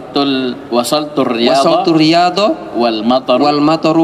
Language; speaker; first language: Arabic; non-native, fluent; Indonesian